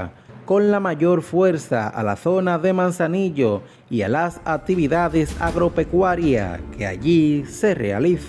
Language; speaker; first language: Spanish; native; Spanish